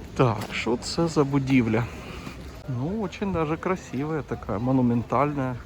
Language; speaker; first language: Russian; non-native, local second language; Ukrainian